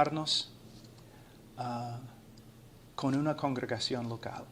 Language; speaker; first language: Spanish; non-native, fluent; English